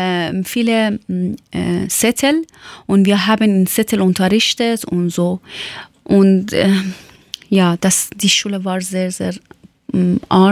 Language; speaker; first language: German; non-native, learner; Persian